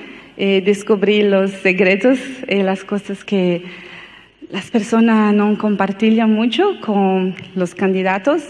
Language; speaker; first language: Spanish; non-native, learner; Portuguese